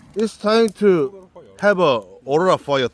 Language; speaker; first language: English; non-native, learner; Korean